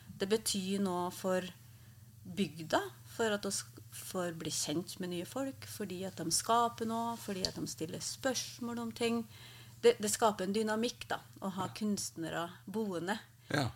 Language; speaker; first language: Norwegian; native; Norwegian